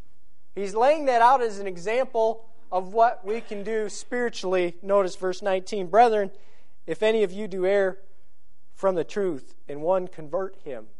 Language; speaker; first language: English; native; English